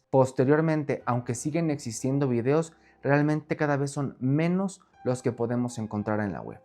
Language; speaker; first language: Spanish; native; Spanish